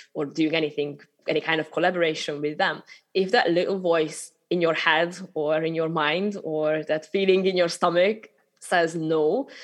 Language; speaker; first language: English; non-native, fluent; Hungarian